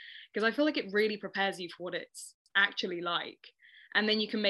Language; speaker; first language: English; native; English